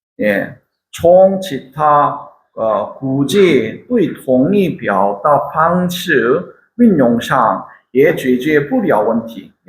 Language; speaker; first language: Chinese; non-native, fluent; Korean